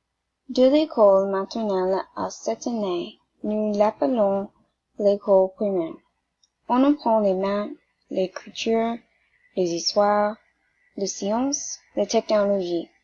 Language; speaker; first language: French; non-native, learner; English